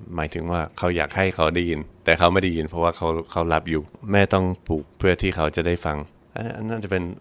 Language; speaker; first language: Thai; non-native, fluent; English